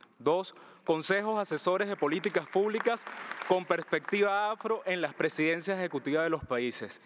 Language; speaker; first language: Spanish; native; Spanish